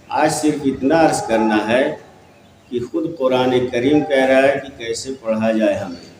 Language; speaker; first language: Urdu; native; Urdu